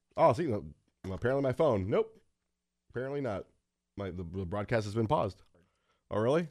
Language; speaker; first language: English; early bilingual, other home language; Spanish